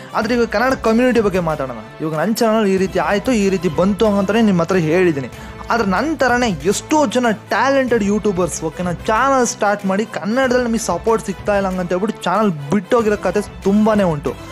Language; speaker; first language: Kannada; non-native, local second language; Tamil